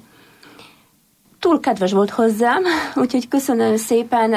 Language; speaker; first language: Hungarian; non-native, fluent; Polish